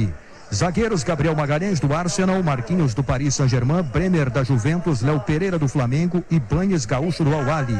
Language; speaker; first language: Portuguese; native; Portuguese